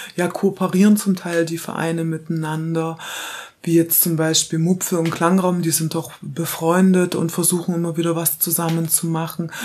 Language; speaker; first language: German; native; German